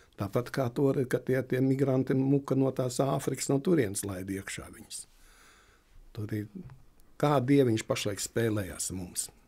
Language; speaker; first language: Latvian; native; Latvian